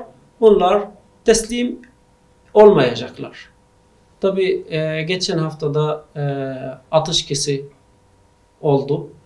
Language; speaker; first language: Turkish; non-native, fluent; Arabic